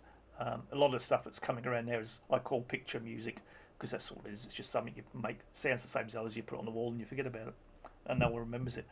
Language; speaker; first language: English; native; English